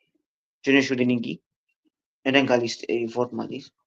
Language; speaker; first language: Greek; early bilingual, heritage; Greek